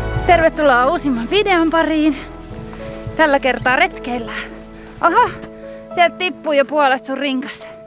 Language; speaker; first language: Finnish; native; Finnish